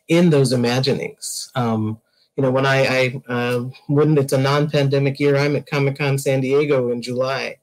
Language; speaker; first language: English; native; English